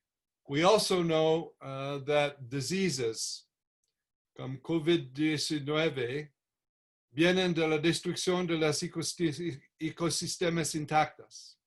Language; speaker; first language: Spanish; non-native, learner; English